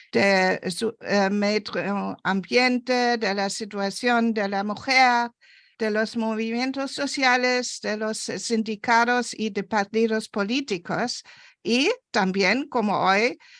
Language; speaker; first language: Spanish; non-native, fluent; German